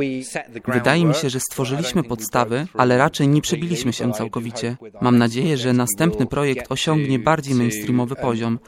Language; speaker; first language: Polish; native; Polish